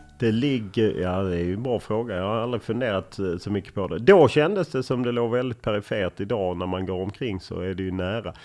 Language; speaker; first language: Swedish; native; Swedish